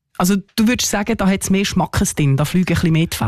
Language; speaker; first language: German; native; German